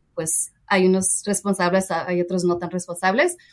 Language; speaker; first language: Spanish; early bilingual, heritage; Spanish